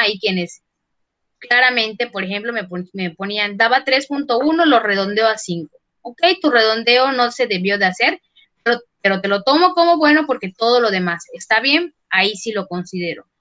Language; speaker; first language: Spanish; native; Spanish